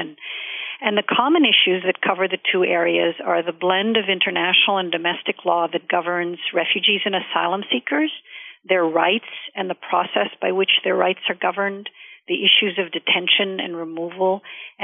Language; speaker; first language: English; non-native, local second language; Urdu